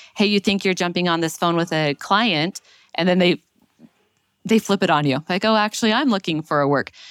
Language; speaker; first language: English; native; English